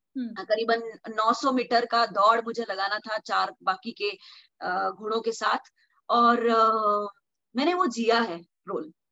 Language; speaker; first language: Hindi; non-native, local second language; Marathi